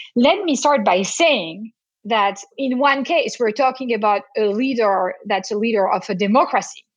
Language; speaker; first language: English; non-native, fluent; French